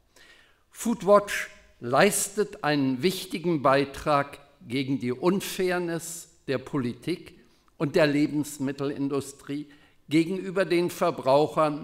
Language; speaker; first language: German; native; German